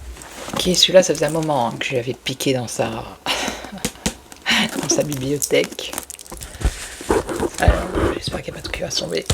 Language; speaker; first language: French; native; French